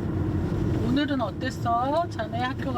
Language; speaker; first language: Korean; native; Korean